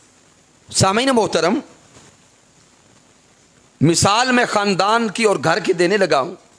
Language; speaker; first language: Urdu; native; Urdu